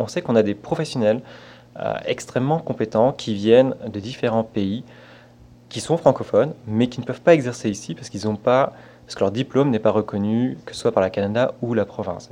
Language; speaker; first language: French; native; French